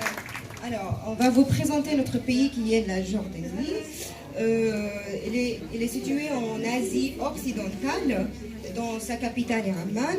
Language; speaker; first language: French; non-native, learner; Arabic